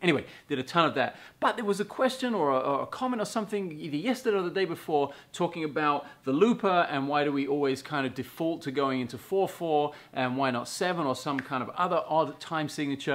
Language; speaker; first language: English; native; English